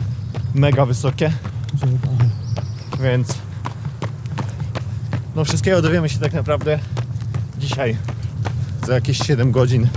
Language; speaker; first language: Polish; native; Polish